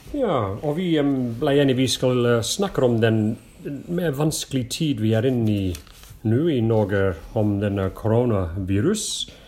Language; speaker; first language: Norwegian; non-native, fluent; English